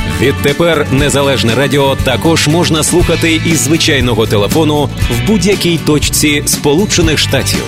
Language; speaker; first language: Ukrainian; native; Ukrainian